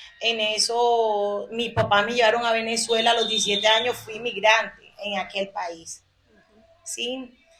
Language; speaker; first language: Spanish; native; Spanish